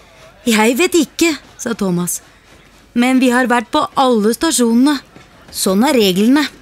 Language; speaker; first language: Norwegian; native; Norwegian